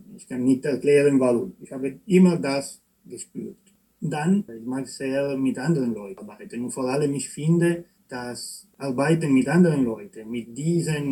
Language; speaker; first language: German; non-native, fluent; Italian